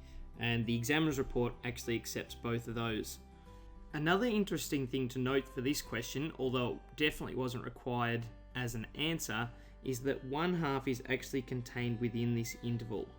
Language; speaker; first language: English; native; English